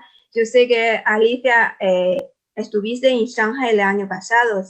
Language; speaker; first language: Spanish; non-native, fluent; Chinese